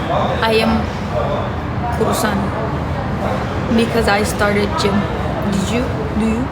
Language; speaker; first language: English; non-native, fluent; Turkish